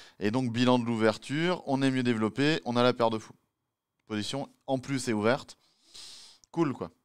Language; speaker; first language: French; native; French